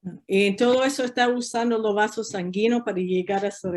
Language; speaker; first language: Spanish; non-native, fluent; English